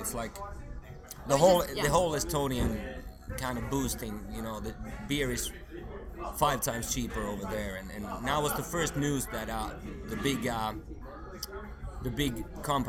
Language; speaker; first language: English; non-native, fluent; Swedish